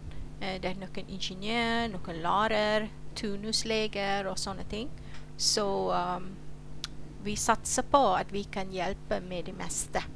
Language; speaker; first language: Norwegian; non-native, fluent; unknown